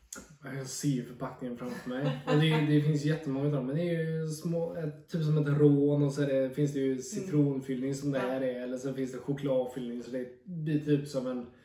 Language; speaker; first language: Swedish; native; Swedish